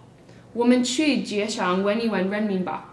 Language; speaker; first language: Chinese; non-native, learner; English